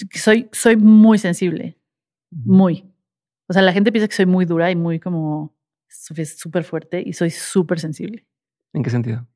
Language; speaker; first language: Spanish; native; Spanish